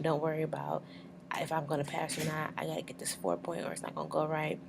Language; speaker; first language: English; native; English